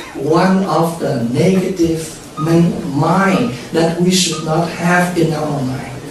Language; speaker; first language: English; non-native, fluent; Vietnamese